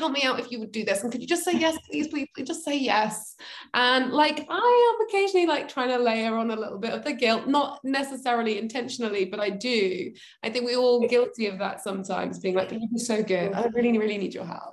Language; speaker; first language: English; native; English